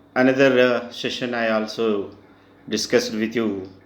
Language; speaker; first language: English; non-native, local second language; Telugu